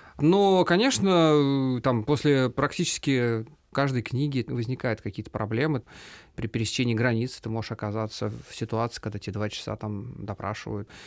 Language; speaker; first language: Russian; native; Russian